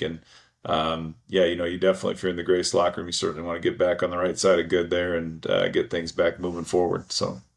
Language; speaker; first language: English; native; English